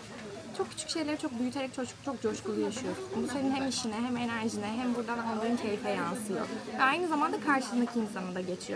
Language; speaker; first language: Turkish; native; Turkish